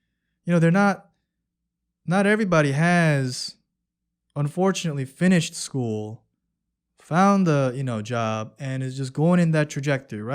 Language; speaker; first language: English; early bilingual, other home language; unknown